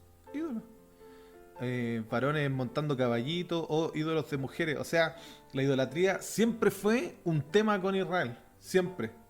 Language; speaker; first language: Spanish; native; Spanish